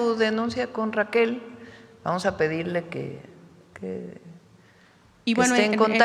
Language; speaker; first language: Spanish; native; Spanish